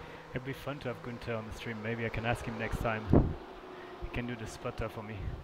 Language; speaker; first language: English; non-native, fluent; French